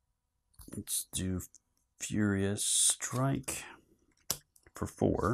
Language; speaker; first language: English; native; English